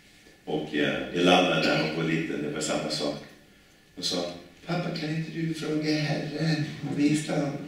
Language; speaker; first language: Swedish; non-native, fluent; English